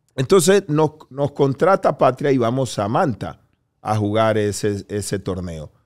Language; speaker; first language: Spanish; native; Spanish